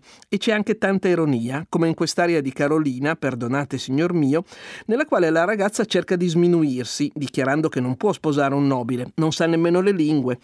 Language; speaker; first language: Italian; native; Italian